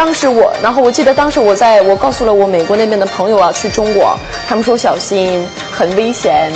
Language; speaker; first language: Chinese; non-native, fluent; English